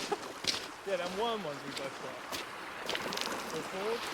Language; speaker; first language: English; native; English